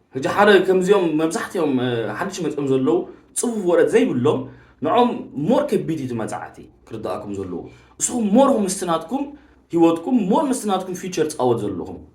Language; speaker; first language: Tigrinya; early bilingual, heritage; Tigrinya